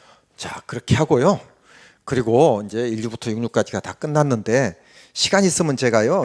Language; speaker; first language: Korean; native; Korean